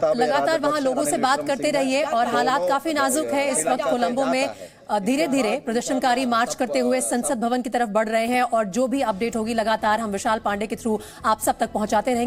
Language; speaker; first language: Hindi; native; Hindi